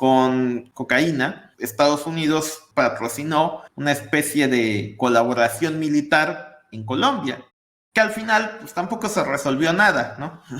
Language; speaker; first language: Spanish; native; Spanish